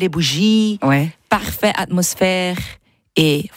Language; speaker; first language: French; non-native, local second language; Dutch